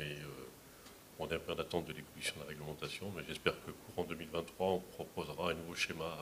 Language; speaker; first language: French; native; French